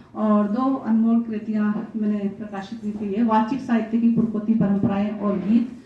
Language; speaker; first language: Hindi; non-native, local second language; Rajasthani